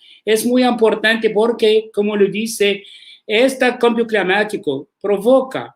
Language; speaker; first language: Spanish; non-native, learner; Arabic